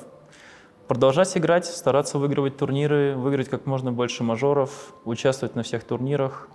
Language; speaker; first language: Russian; native; Russian